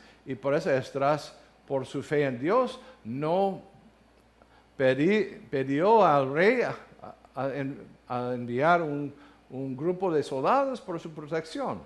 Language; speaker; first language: Spanish; non-native, learner; English